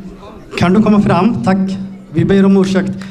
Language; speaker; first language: Swedish; non-native, local second language; Somali